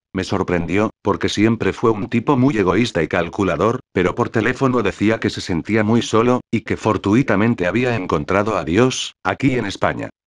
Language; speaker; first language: Spanish; native; Spanish